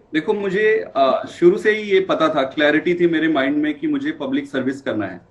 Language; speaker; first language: Hindi; native; Hindi